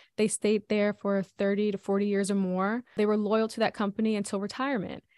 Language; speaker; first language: English; native; English